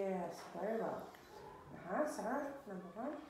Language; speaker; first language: English; non-native, fluent; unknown